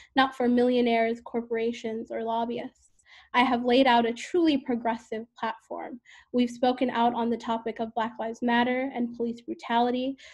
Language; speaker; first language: English; native; English